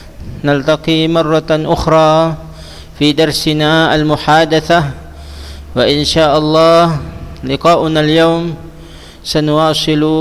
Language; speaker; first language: Arabic; non-native, fluent; Indonesian